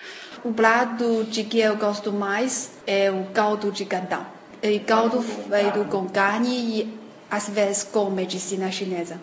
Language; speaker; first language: Portuguese; non-native, fluent; Chinese